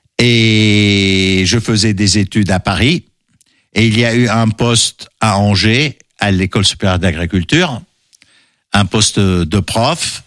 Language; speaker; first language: French; non-native, local second language; Arabic